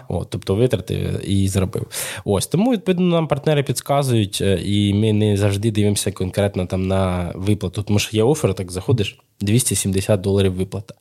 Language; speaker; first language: Ukrainian; non-native, local second language; Russian